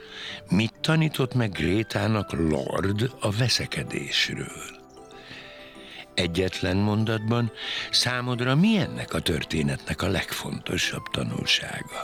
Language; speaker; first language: Hungarian; native; Hungarian